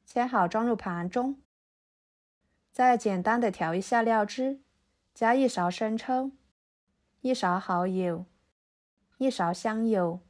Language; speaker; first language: Chinese; native; Chinese